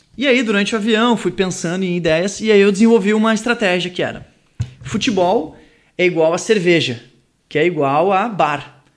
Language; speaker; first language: Portuguese; early bilingual, other home language; French